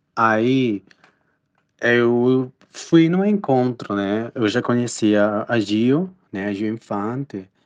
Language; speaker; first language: Portuguese; non-native, fluent; Spanish